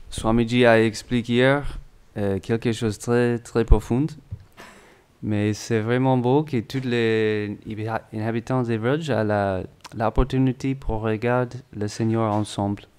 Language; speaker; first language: French; non-native, learner; English